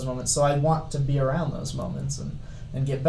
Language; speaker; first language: English; native; English